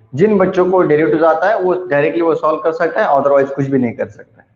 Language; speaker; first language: Hindi; non-native, local second language; Marathi